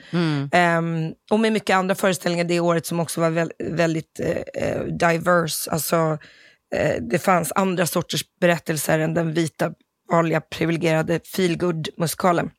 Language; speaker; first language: Swedish; early bilingual, other home language; English